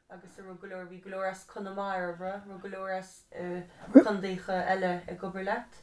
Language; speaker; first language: Irish; native; Irish